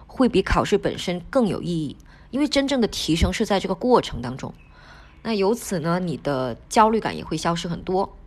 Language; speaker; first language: Chinese; non-native, local second language; Min Nan Chinese